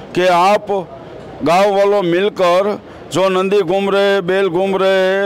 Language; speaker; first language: Hindi; non-native, local second language; Gujarati